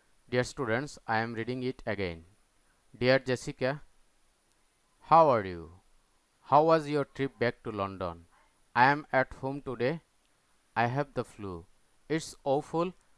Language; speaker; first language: English; non-native, local second language; Bangla